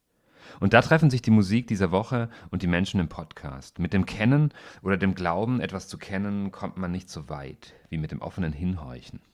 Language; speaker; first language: German; native; German